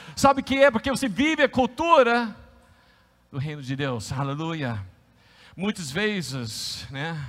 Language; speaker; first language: Portuguese; non-native, fluent; English